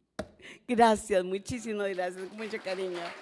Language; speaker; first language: Spanish; early bilingual, heritage; Spanish